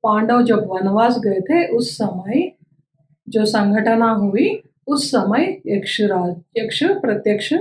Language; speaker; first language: Hindi; non-native, local second language; Telugu